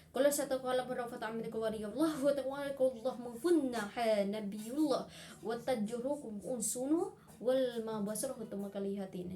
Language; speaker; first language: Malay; non-native, local second language; Madurese